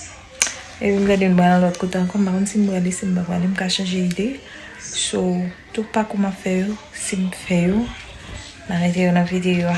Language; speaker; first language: French; non-native, learner; Haitian Creole